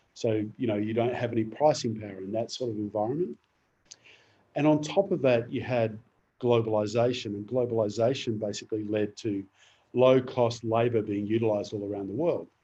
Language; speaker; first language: English; native; English